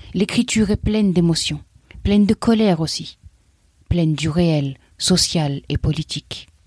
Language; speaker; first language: French; native; French